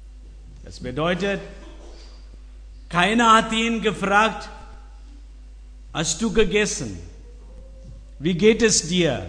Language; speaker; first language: German; non-native, learner; Tamil